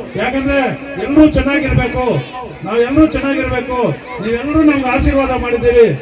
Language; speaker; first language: Kannada; native; Kannada